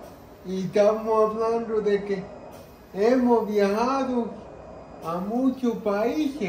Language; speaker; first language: Spanish; early bilingual, heritage; Spanish